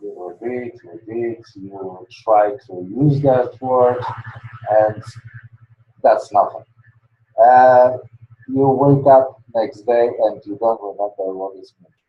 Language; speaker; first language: English; non-native, learner; Polish